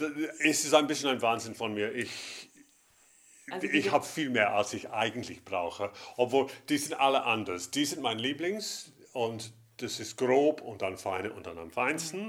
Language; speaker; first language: German; non-native, fluent; English